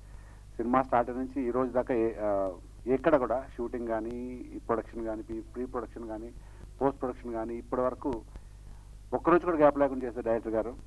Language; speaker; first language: Telugu; native; Telugu